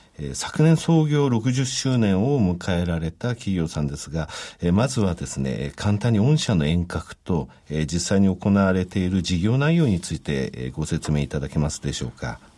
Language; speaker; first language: Japanese; native; Japanese